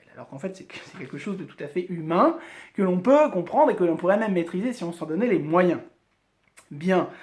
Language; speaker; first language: French; native; French